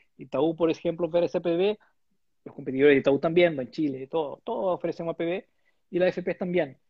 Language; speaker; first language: Spanish; non-native, fluent; Portuguese